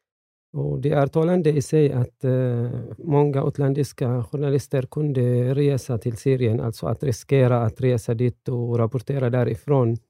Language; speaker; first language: Swedish; non-native, fluent; Arabic